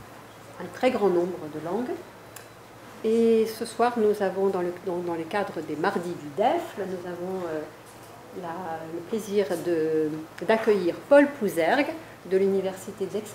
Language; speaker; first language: French; native; French